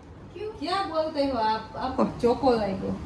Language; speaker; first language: Hindi; non-native, local second language; Gujarati